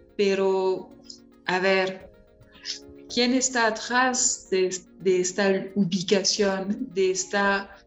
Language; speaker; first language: Spanish; non-native, fluent; French